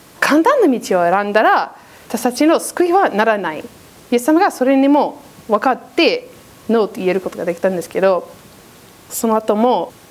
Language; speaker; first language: Japanese; non-native, fluent; English